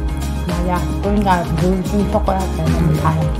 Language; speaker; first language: Korean; non-native, learner; Chinese